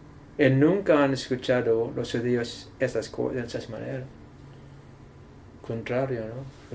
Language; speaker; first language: Spanish; non-native, learner; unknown